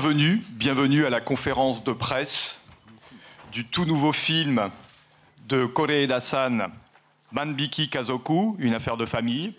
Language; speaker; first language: French; native; French